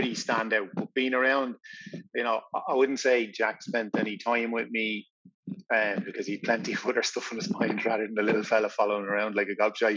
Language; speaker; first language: English; native; English